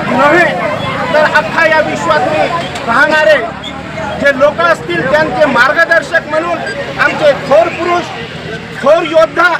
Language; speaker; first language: Marathi; non-native, local second language; Lambadi